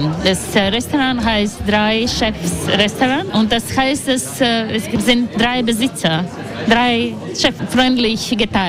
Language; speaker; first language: German; non-native, fluent; Latvian